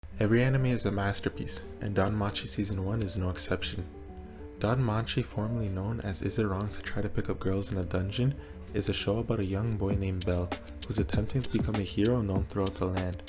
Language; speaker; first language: English; native; English